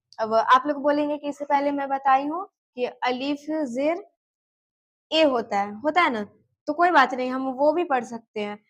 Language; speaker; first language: Hindi; native; Hindi